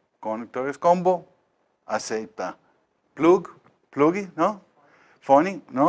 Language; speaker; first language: Portuguese; non-native, learner; Spanish